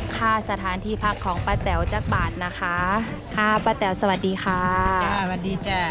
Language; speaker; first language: Thai; native; Thai